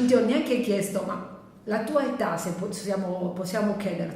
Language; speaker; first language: Italian; native; Italian